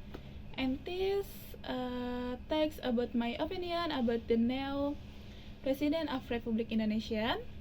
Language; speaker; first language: English; non-native, learner; Indonesian